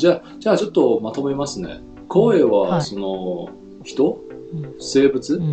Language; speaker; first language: Japanese; non-native, fluent; Chinese